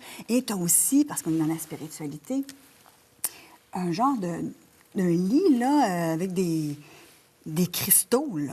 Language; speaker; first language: French; native; French